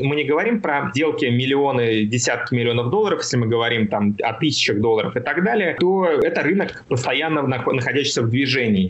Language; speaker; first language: Russian; native; Russian